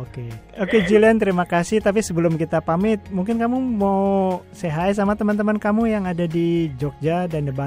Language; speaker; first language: Indonesian; native; Indonesian